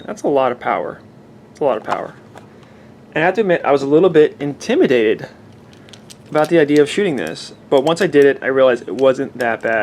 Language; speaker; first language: English; native; English